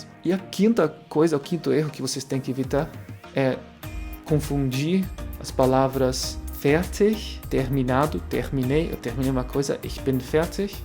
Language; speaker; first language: Portuguese; non-native, fluent; German